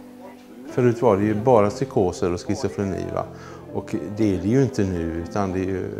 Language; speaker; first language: Swedish; native; Swedish